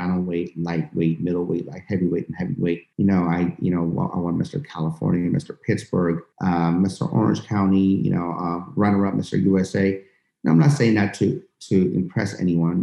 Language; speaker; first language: English; early bilingual, other home language; Persian